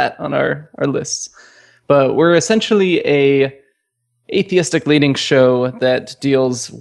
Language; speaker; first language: English; native; English